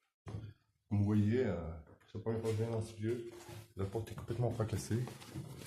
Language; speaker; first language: French; native; French